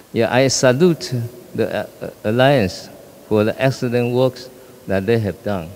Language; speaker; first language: English; non-native, fluent; Chinese